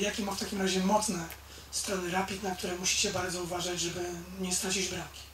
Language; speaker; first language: Polish; native; Polish